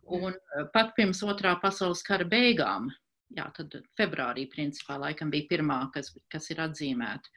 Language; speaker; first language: Latvian; early bilingual, heritage; Latvian